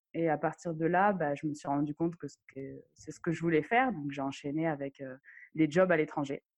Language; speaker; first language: French; non-native, local second language; Arabic